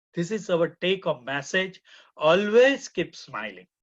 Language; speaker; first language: English; non-native, local second language; Gujarati